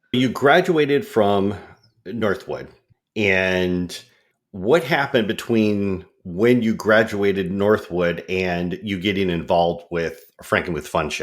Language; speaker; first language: English; native; English